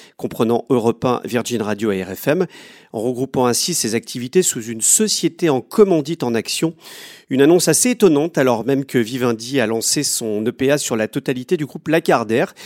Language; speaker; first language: French; native; French